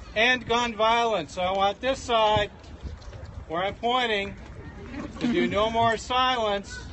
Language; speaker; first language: English; native; English